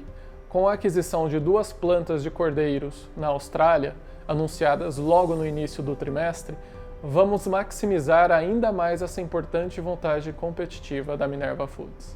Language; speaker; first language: Portuguese; native; Portuguese